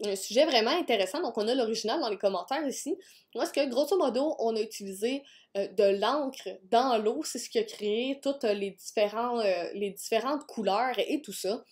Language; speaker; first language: French; native; French